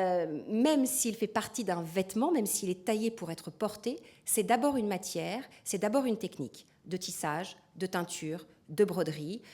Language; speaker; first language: French; native; French